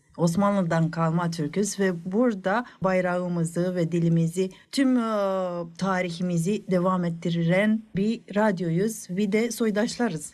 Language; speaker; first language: Turkish; early bilingual, heritage; Turkish